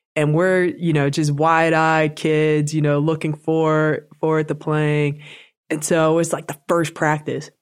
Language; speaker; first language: English; native; English